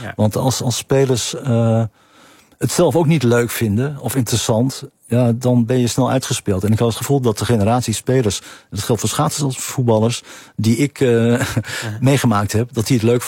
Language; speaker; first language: Dutch; native; Dutch